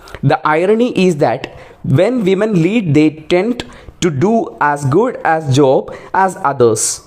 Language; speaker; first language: English; non-native, local second language; Malayalam